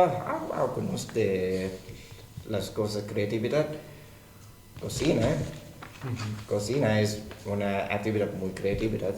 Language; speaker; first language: Spanish; non-native, learner; Thai